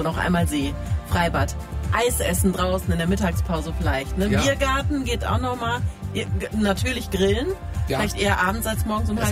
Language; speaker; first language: German; native; German